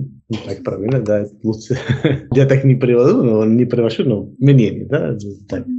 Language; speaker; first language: Russian; non-native, learner; Spanish